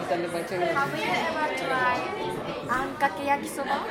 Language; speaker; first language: English; non-native, learner; Japanese